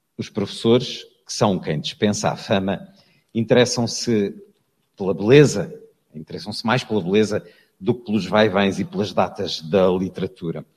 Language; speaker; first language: Portuguese; native; Portuguese